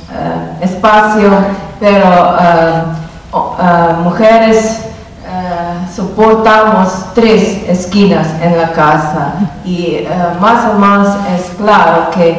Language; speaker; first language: Spanish; non-native, learner; Slovenian